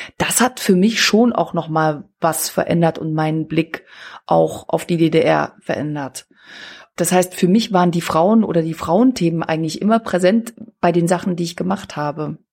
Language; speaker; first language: German; early bilingual, other home language; Swiss German